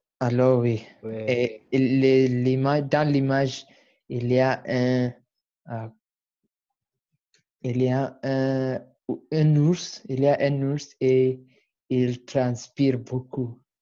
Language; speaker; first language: French; non-native, learner; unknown